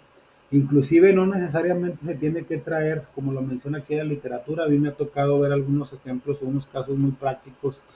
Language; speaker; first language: Spanish; native; Spanish